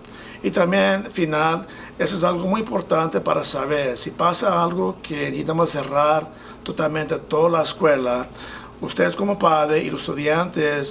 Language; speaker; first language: Spanish; non-native, fluent; English